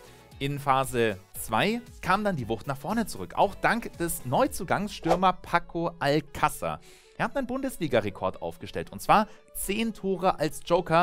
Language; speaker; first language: German; native; German